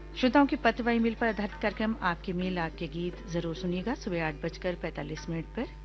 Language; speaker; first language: Hindi; native; Hindi